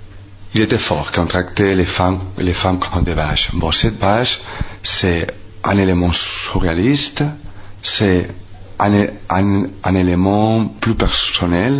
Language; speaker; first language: French; non-native, fluent; Spanish